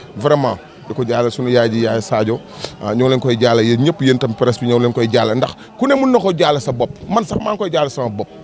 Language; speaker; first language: Wolof; native; Wolof